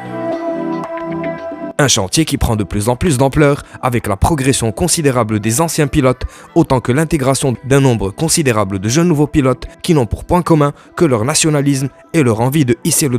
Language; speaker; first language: French; non-native, local second language; Arabic